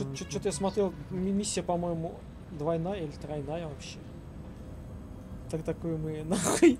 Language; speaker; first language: Russian; native; Russian